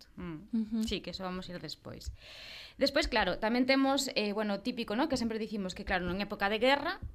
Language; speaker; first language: Galician; non-native, fluent; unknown